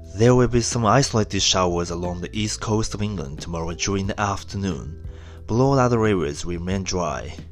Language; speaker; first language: English; non-native, learner; Japanese